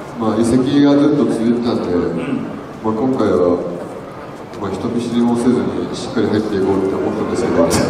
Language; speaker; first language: Japanese; native; Japanese